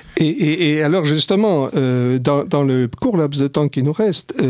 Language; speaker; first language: French; native; French